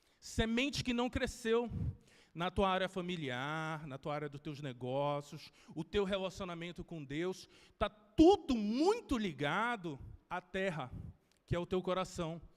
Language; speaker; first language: Portuguese; native; Portuguese